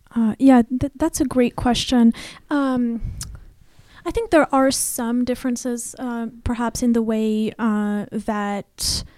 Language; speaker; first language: English; non-native, fluent; Arabic